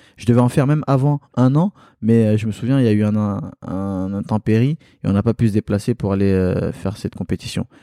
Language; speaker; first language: French; early bilingual, other home language; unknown